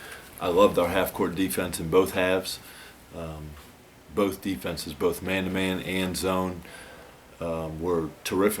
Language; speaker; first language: English; native; English